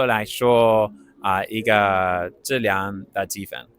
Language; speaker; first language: Chinese; non-native, learner; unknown